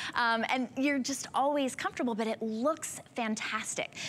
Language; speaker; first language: English; native; English